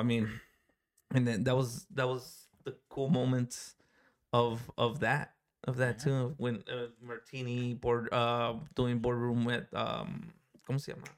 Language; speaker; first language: English; early bilingual, other home language; Spanish